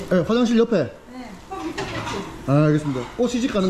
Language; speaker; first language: Korean; native; Korean